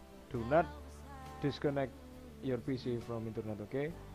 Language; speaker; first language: English; non-native, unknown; Indonesian